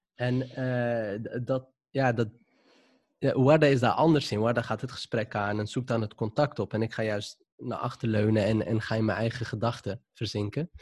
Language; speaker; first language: Dutch; non-native, local second language; Arabic